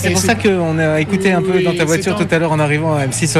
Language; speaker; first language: French; native; French